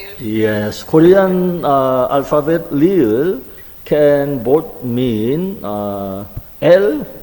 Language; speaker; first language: English; non-native, fluent; Korean